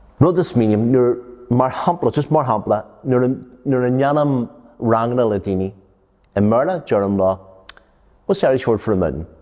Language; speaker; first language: Irish; non-native, local second language; English